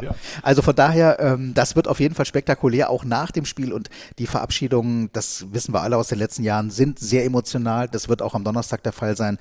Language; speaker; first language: German; native; German